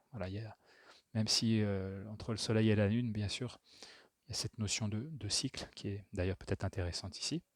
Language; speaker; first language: French; native; French